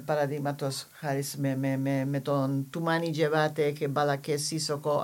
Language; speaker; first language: Greek; non-native, fluent; English